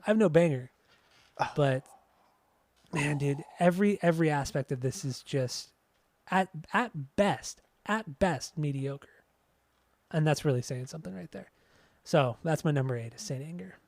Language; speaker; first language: English; native; English